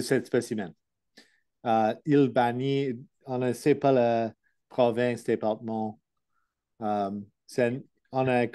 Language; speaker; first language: French; non-native, learner; English